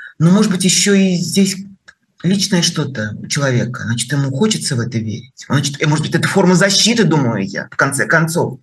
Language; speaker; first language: Russian; native; Russian